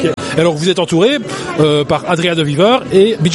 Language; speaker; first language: French; native; French